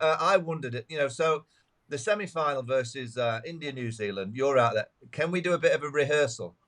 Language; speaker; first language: English; native; English